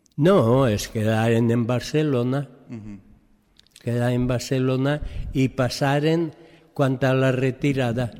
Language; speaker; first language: Catalan; early bilingual, other home language; French